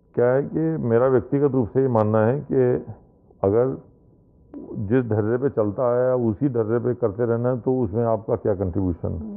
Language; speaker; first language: Hindi; native; Hindi